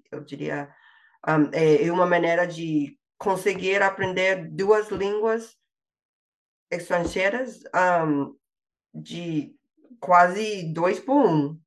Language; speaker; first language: Portuguese; non-native, fluent; English